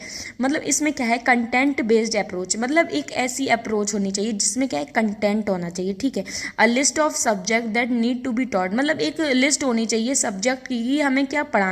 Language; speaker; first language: Hindi; native; Hindi